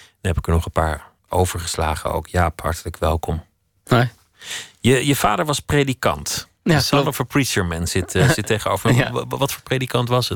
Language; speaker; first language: Dutch; native; Dutch